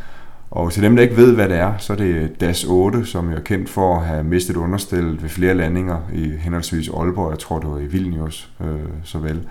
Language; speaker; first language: Danish; native; Danish